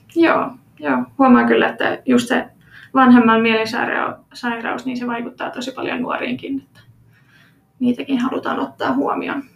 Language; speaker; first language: Finnish; non-native, local second language; Swedish